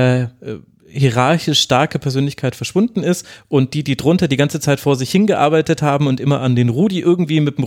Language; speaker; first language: German; native; German